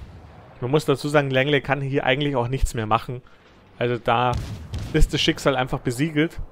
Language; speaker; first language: German; native; German